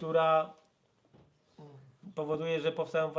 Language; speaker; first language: Polish; native; Polish